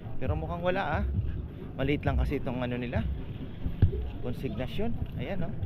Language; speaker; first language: Filipino; non-native, local second language; Bikol